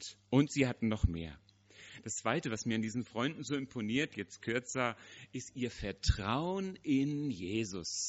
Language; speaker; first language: German; native; German